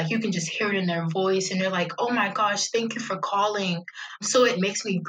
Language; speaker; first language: English; native; English